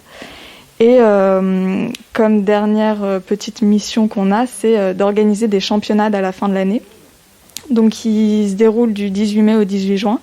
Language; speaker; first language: French; native; French